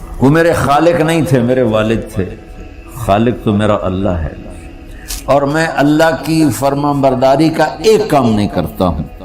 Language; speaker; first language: Urdu; non-native, local second language; Punjabi